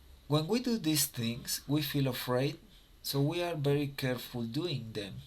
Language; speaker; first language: English; non-native, fluent; Spanish